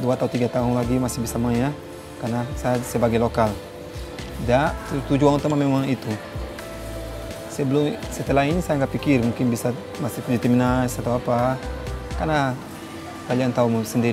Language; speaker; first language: Indonesian; non-native, fluent; Portuguese